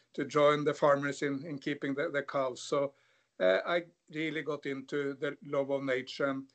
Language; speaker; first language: English; non-native, fluent; Norwegian